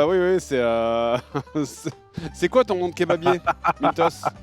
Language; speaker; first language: French; native; French